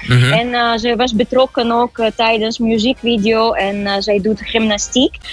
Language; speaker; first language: Dutch; non-native, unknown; Russian